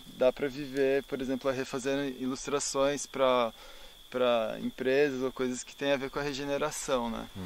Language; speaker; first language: Portuguese; native; Portuguese